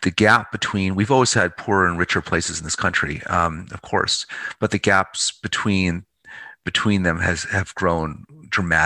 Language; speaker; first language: English; native; English